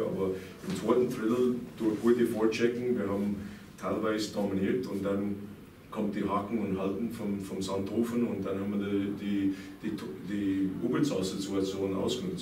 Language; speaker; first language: German; non-native, fluent; English